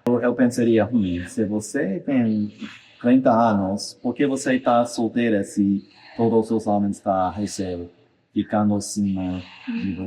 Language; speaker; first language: Portuguese; non-native, fluent; English